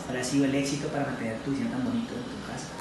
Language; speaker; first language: Spanish; native; Spanish